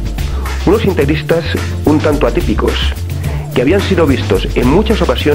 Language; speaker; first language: Spanish; native; Spanish